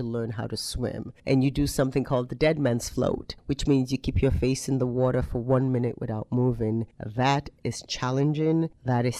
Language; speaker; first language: English; non-native, local second language; Yoruba